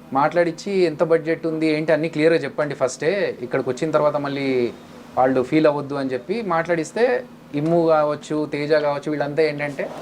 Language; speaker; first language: Telugu; native; Telugu